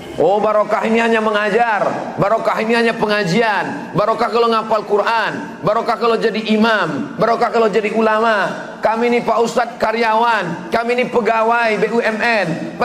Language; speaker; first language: Indonesian; native; Indonesian